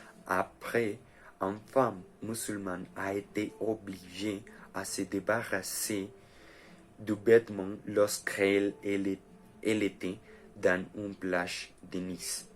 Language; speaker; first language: French; non-native, learner; Spanish